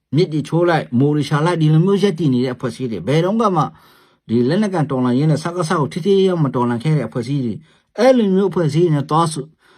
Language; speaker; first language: Burmese; non-native, local second language; Hakha Chin